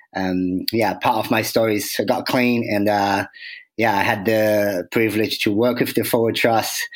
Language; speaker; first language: English; non-native, fluent; Portuguese